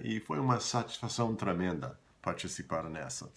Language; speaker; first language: Portuguese; non-native, fluent; English